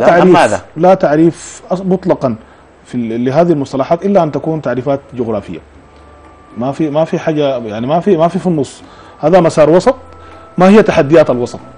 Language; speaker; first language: Arabic; native; Arabic